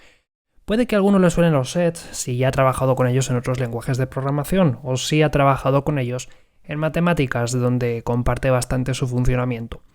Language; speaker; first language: Spanish; native; Spanish